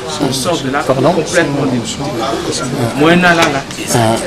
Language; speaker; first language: French; non-native, local second language; Lingala